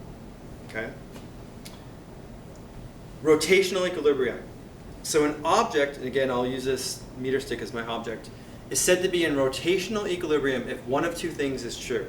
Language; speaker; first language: English; native; English